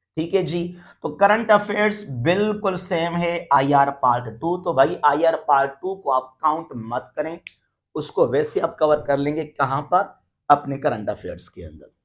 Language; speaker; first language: Urdu; non-native, local second language; Sindhi